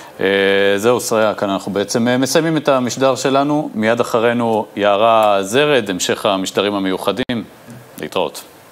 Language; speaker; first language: Hebrew; native; Hebrew